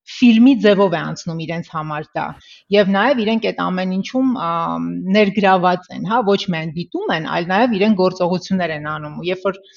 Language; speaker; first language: Armenian; early bilingual, heritage; Armenian